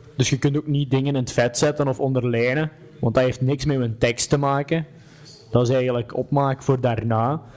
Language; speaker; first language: Dutch; native; Dutch